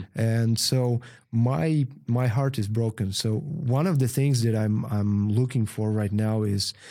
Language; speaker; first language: English; non-native, fluent; Ukrainian